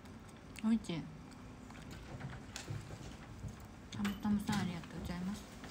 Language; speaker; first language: Japanese; non-native, fluent; Korean